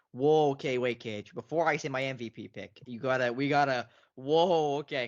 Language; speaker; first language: English; native; English